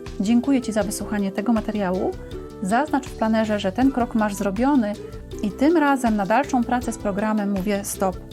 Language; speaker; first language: Polish; native; Polish